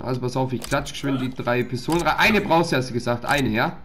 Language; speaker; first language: German; native; German